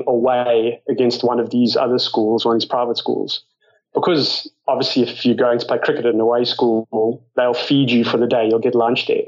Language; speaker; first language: English; native; English